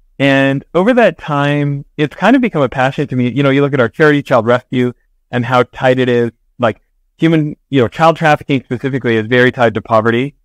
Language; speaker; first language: English; native; English